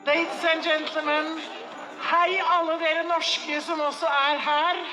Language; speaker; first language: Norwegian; non-native, learner; English